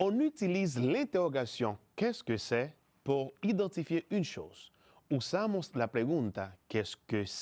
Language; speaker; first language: French; non-native, fluent; Spanish